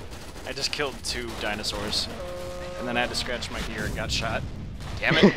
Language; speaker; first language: English; native; English